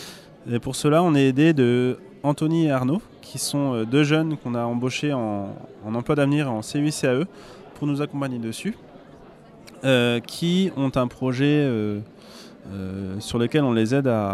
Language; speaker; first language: French; native; French